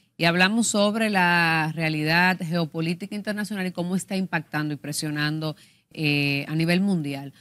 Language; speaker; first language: Spanish; native; Spanish